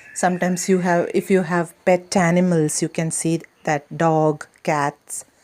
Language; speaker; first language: English; non-native, local second language; Malayalam